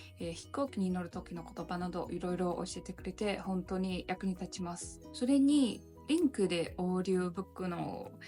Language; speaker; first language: Japanese; non-native, learner; Chinese